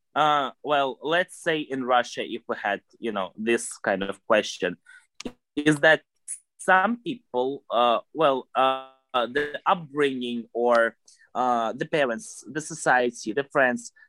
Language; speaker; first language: English; non-native, fluent; Russian